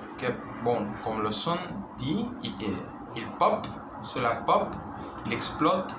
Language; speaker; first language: French; non-native, learner; Spanish